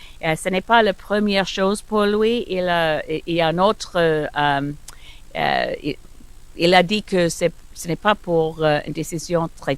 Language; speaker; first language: French; non-native, learner; English